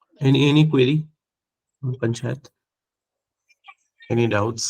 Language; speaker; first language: English; non-native, local second language; Assamese